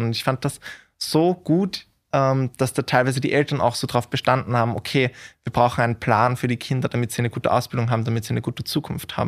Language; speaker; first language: German; native; German